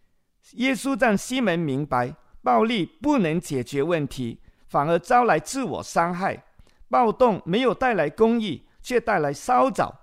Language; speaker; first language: Chinese; native; Chinese